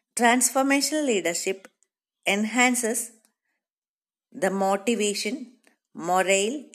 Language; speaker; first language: English; non-native, local second language; Malayalam